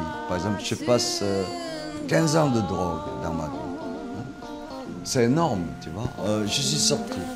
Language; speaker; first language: French; non-native, fluent; Korean